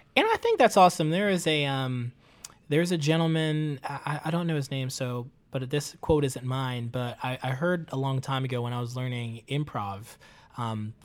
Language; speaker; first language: English; early bilingual, other home language; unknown